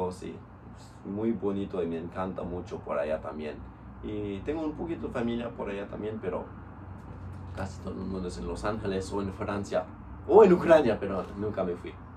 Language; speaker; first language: Spanish; non-native, fluent; English